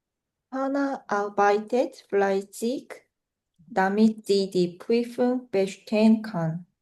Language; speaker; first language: German; non-native, learner; Korean